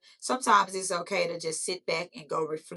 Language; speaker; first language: English; native; English